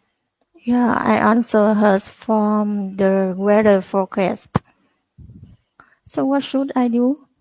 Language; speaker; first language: English; non-native, learner; Vietnamese